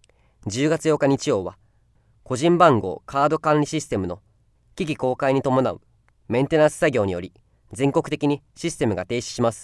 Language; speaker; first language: Japanese; native; Japanese